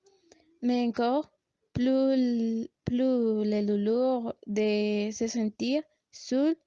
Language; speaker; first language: French; non-native, learner; Spanish